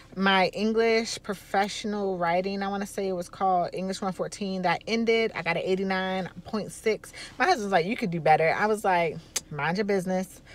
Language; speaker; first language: English; native; English